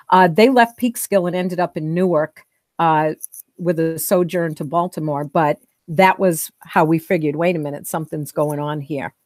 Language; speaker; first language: English; native; English